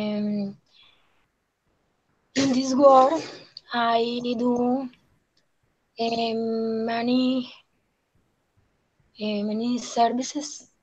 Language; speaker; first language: English; non-native, learner; Spanish